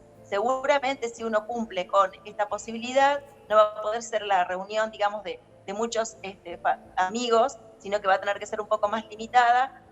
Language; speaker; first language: Spanish; native; Spanish